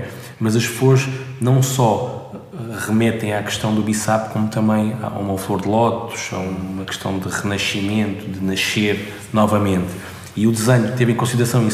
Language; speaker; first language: Portuguese; native; Portuguese